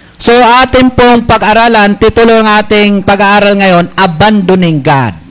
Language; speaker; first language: Filipino; non-native, local second language; Bikol